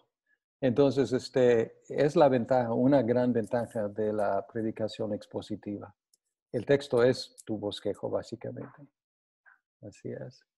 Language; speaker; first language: Spanish; non-native, fluent; English